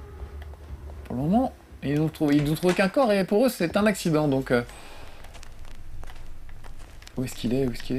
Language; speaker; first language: French; native; French